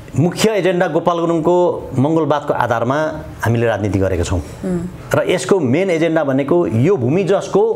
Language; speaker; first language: Nepali; non-native, local second language; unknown